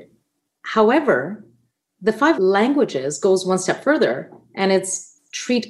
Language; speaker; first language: English; non-native, fluent; Italian